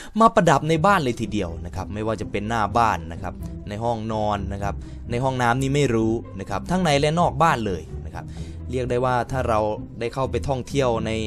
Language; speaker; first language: Thai; native; Thai